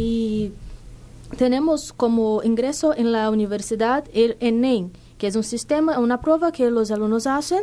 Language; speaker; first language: Spanish; non-native, fluent; Portuguese